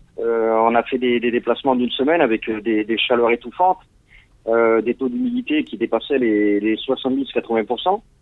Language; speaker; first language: French; non-native, local second language; Arabic